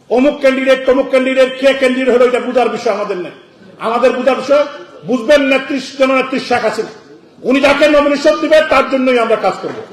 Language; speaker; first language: Bangla; native; Bangla